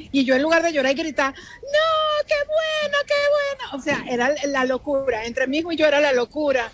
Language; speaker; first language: Spanish; native; Spanish